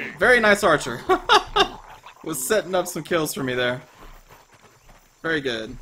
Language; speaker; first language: English; native; English